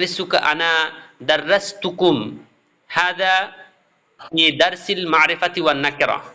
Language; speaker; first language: Arabic; non-native, fluent; Bangla